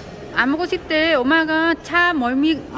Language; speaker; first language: Korean; non-native, learner; Vietnamese